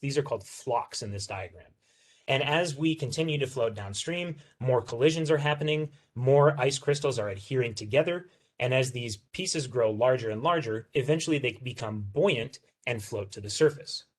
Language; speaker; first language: English; native; English